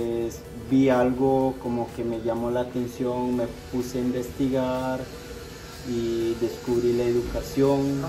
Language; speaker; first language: Spanish; non-native, local second language; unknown